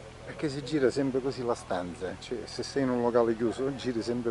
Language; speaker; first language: Italian; native; Italian